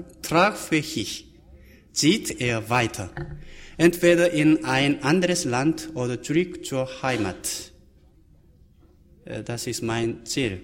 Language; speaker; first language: German; non-native, fluent; Korean